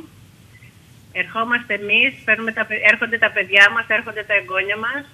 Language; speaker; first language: Greek; early bilingual, heritage; Greek